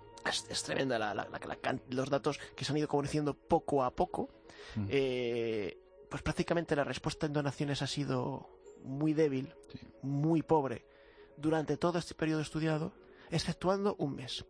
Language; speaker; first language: Spanish; native; Spanish